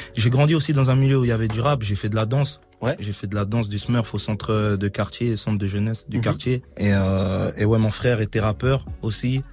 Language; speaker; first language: French; native; French